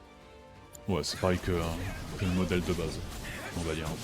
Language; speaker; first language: French; native; French